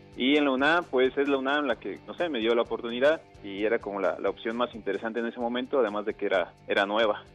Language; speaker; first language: Spanish; native; Spanish